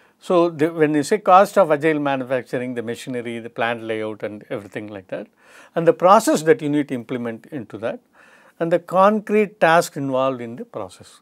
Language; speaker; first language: English; non-native, local second language; Tamil